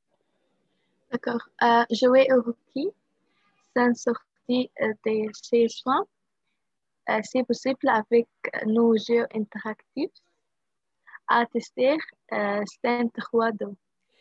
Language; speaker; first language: French; non-native, learner; Arabic